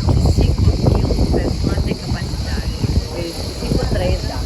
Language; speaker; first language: Portuguese; non-native, fluent; Turkish